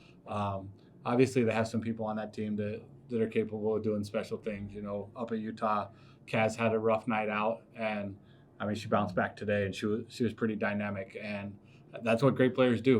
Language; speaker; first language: English; native; English